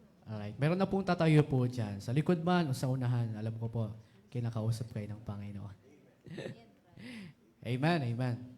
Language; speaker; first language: Filipino; native; Filipino